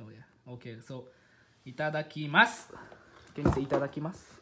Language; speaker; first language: English; non-native, learner; Japanese